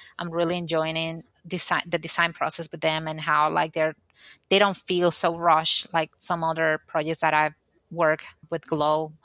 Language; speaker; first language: English; non-native, fluent; Spanish